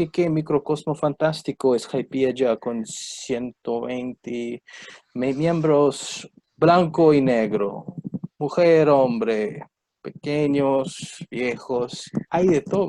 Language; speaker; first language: Spanish; non-native, fluent; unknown